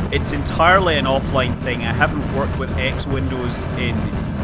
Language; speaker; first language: English; native; English